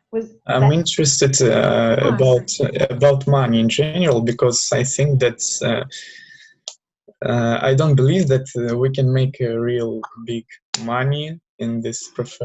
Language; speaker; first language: English; non-native, learner; Russian